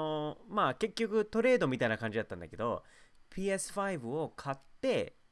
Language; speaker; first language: Japanese; non-native, fluent; English